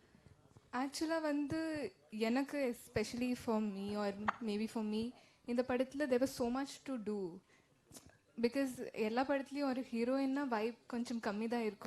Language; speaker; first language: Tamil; non-native, learner; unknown